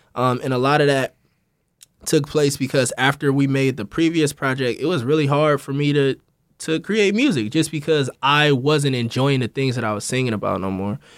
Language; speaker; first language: English; native; English